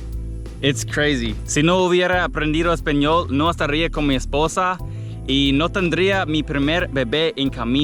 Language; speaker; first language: Spanish; non-native, fluent; English